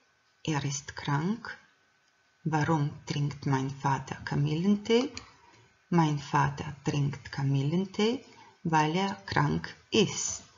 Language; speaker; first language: German; non-native, fluent; Croatian